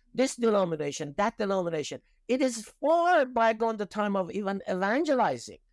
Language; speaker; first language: English; non-native, fluent; Persian